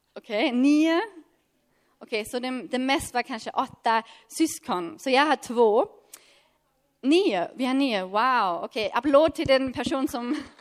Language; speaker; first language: Swedish; non-native, fluent; German